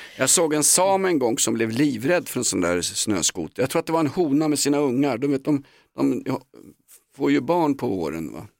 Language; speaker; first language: Swedish; native; Swedish